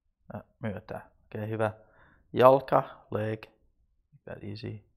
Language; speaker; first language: Finnish; non-native, learner; English